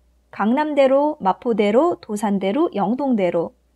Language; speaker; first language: Korean; native; Korean